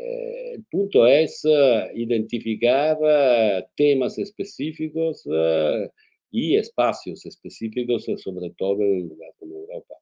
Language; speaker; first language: Spanish; non-native, fluent; Italian